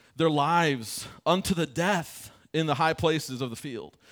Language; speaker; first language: English; native; English